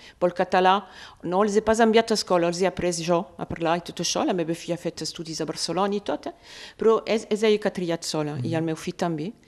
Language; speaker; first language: Catalan; non-native, local second language; French